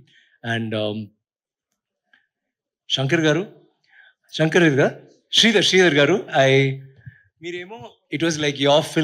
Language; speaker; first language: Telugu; non-native, learner; Tamil